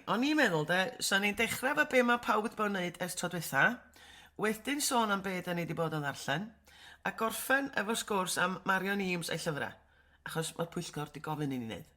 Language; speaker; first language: Welsh; native; Welsh